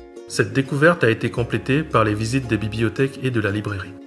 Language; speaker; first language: French; native; French